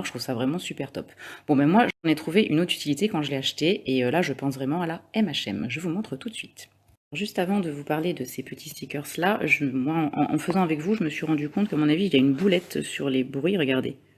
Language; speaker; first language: French; native; French